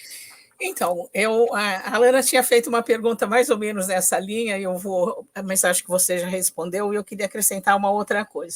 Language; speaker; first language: Portuguese; native; Portuguese